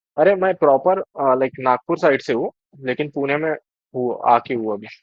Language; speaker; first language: Hindi; non-native, local second language; Marathi